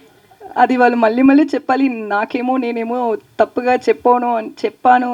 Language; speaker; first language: Telugu; non-native, learner; Tamil